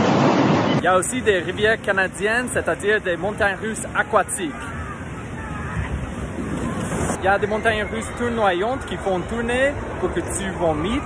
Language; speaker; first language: French; non-native, fluent; English